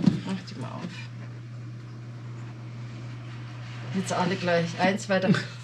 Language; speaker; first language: German; native; German